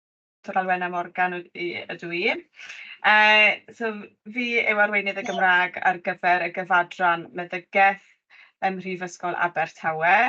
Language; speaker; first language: Welsh; native; Welsh